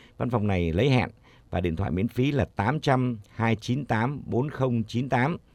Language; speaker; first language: Vietnamese; native; Vietnamese